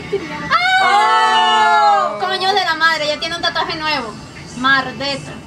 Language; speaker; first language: Spanish; native; Spanish